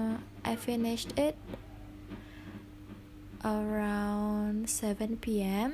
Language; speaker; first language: English; non-native, fluent; Indonesian